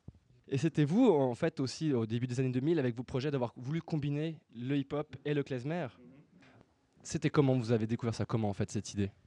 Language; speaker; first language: French; native; French